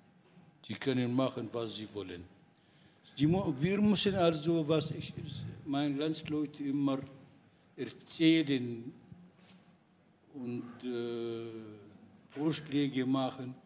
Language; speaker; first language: German; non-native, fluent; Arabic